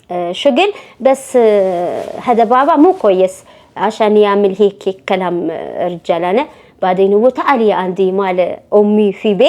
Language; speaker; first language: Arabic; non-native, learner; Amharic